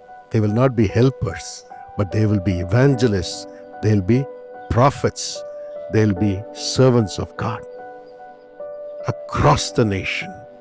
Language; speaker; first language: English; non-native, local second language; Tamil